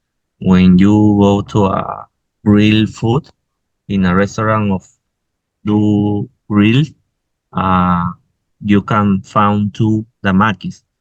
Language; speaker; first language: English; non-native, learner; Spanish